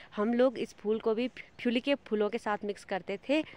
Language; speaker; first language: Hindi; native; Hindi